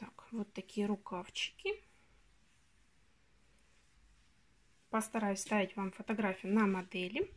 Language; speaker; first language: Russian; native; Russian